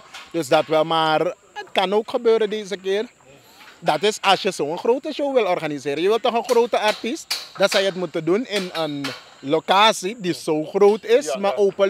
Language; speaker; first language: Dutch; native; Dutch